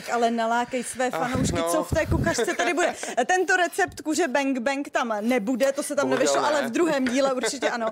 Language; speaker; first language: Czech; native; Czech